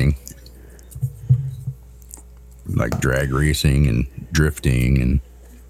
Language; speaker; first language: English; native; English